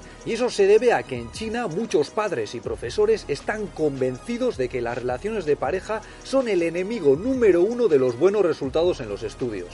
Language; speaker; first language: Spanish; native; Spanish